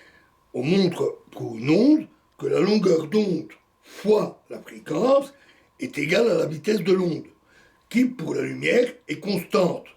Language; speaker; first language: French; native; French